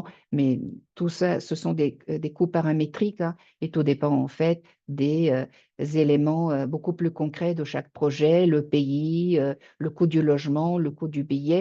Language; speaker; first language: French; native; French